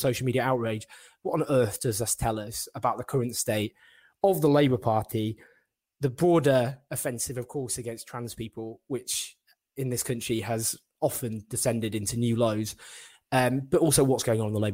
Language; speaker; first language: English; native; English